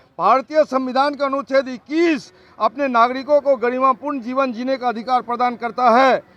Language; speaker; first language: Hindi; native; Hindi